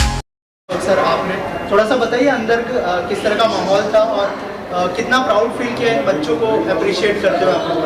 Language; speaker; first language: Hindi; native; Hindi